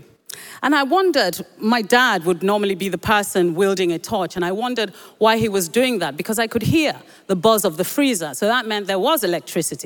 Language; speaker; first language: English; non-native, local second language; Yoruba